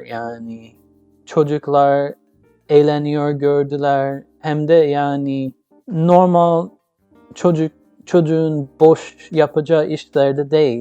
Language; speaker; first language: Turkish; early bilingual, heritage; English